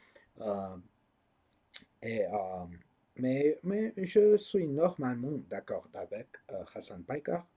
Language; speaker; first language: French; non-native, learner; English